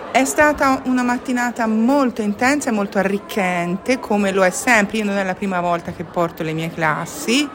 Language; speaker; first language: Italian; native; Italian